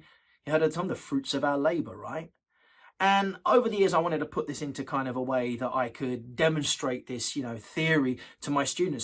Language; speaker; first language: English; native; English